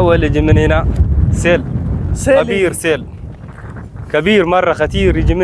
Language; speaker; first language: Arabic; non-native, learner; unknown